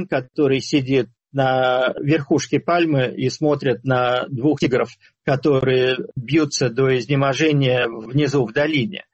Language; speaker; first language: Russian; native; Russian